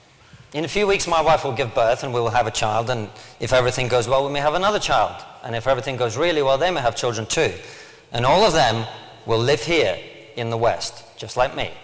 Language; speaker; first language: English; early bilingual, other home language; Russian